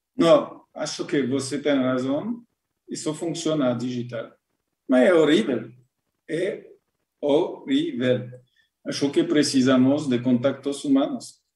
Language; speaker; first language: Portuguese; non-native, learner; French